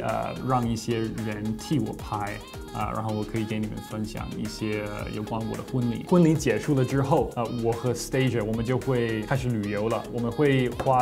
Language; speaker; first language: Chinese; non-native, fluent; English